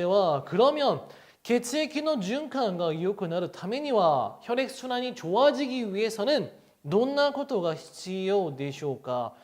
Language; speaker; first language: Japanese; non-native, fluent; Korean